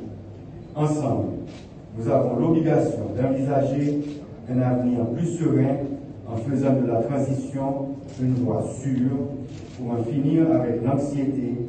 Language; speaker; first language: French; non-native, local second language; Haitian Creole